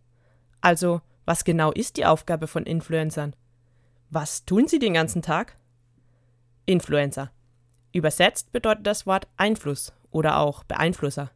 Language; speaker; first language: German; native; German